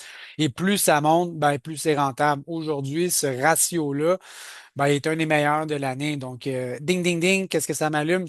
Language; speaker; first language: French; native; French